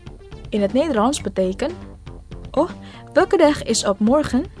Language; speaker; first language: Dutch; non-native, fluent; Indonesian